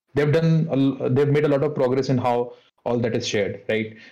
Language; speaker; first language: English; non-native, local second language; Hindi